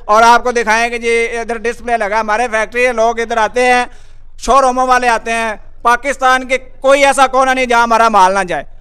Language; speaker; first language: Urdu; non-native, local second language; Punjabi